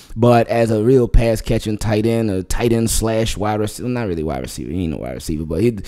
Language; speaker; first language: English; native; English